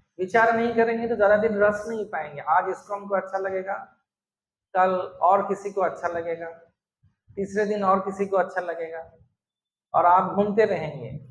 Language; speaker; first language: Hindi; non-native, local second language; Bangla